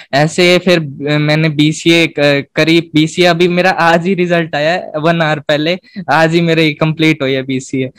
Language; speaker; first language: Hindi; native; Hindi